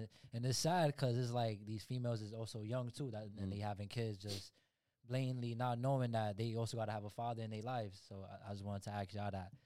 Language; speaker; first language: English; native; English